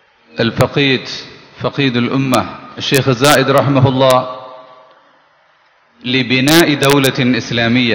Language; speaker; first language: Arabic; non-native, fluent; Malayalam